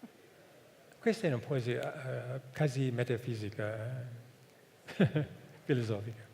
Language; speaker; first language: Italian; non-native, fluent; English